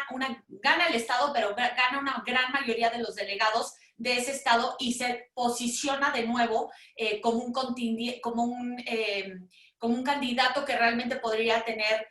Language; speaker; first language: Spanish; native; Spanish